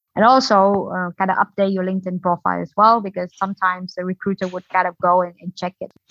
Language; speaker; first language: English; non-native, fluent; Vietnamese